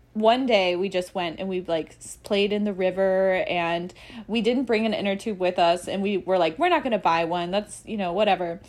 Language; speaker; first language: English; native; English